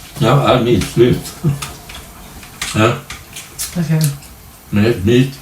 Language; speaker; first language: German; non-native, learner; Swedish